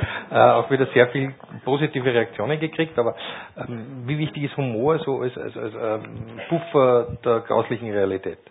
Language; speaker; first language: German; native; German